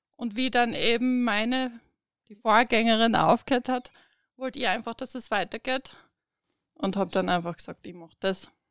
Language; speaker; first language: German; native; German